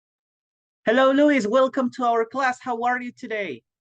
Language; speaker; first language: English; non-native, fluent; Spanish